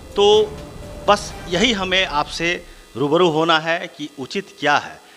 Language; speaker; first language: Hindi; native; Hindi